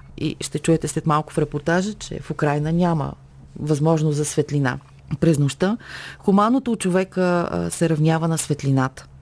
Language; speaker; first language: Bulgarian; native; Bulgarian